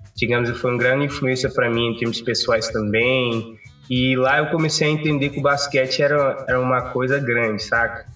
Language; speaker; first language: Portuguese; non-native, local second language; Kabuverdianu